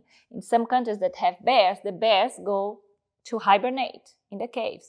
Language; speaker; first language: English; non-native, fluent; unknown